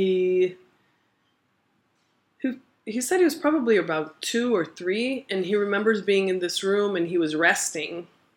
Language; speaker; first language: English; early bilingual, other home language; Portuguese